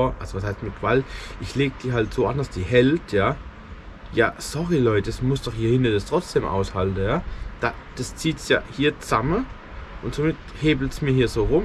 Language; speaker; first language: German; native; German